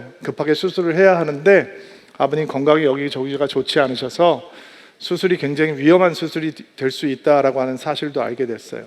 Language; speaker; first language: Korean; native; Korean